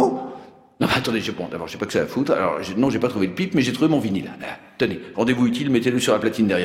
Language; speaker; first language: French; native; French